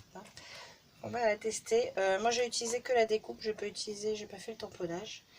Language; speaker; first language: French; native; French